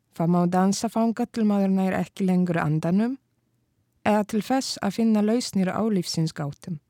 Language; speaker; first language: Icelandic; non-native, fluent; Polish